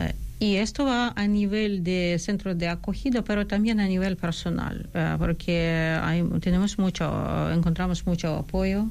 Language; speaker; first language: Spanish; non-native, fluent; Ukrainian